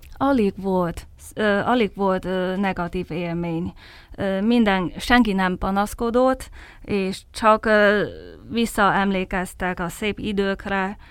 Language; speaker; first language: Hungarian; non-native, fluent; Chinese